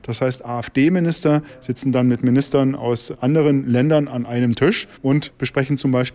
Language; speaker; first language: German; native; German